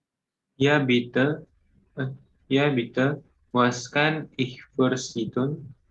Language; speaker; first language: German; non-native, learner; Indonesian